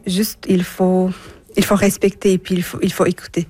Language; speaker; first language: French; non-native, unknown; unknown